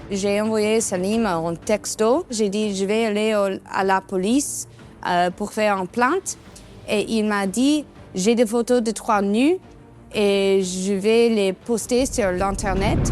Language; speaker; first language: French; non-native, learner; English